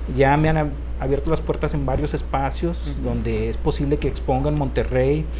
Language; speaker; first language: Spanish; native; Spanish